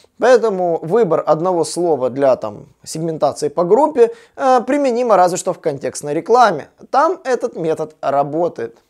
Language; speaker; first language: Russian; native; Russian